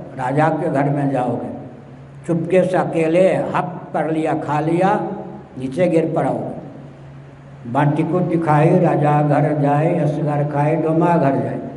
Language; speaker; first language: Hindi; non-native, local second language; Maithili